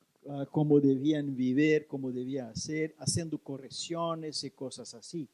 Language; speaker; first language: Spanish; non-native, learner; Portuguese